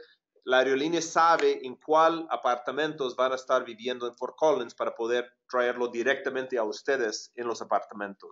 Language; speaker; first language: Spanish; non-native, fluent; English